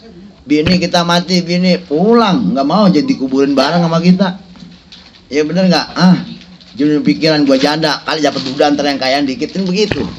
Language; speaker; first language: Indonesian; native; Indonesian